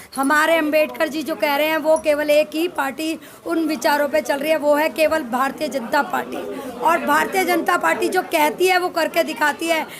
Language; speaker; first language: Hindi; native; Hindi